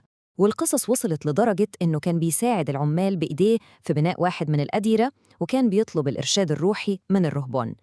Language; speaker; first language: Arabic; native; Arabic